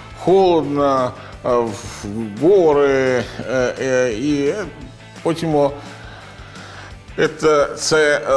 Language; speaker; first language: Ukrainian; non-native, learner; Italian